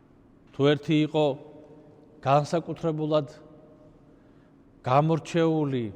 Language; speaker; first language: Georgian; native; Georgian